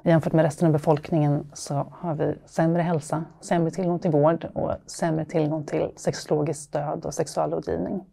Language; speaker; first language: Swedish; native; Swedish